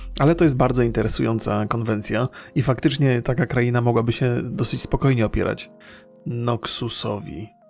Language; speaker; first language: Polish; native; Polish